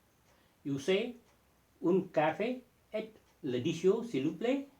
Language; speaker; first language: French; non-native, learner; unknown